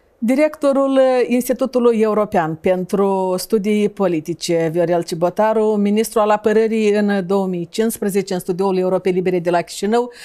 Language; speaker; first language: Romanian; native; Romanian